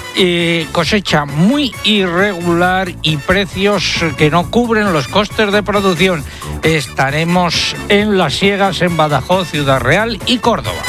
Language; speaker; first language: Spanish; native; Spanish